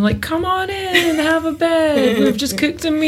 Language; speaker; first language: English; native; English